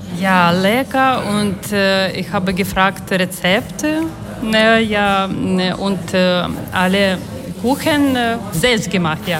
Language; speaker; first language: German; non-native, learner; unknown